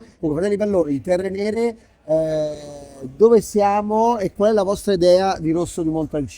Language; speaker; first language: Italian; native; Italian